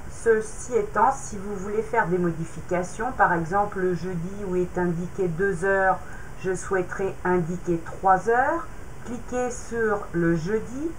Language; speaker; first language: French; native; French